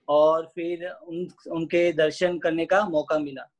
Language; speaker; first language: Hindi; non-native, local second language; Gujarati